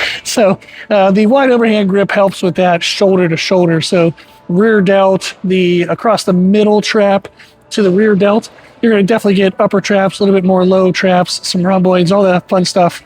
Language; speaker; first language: English; native; English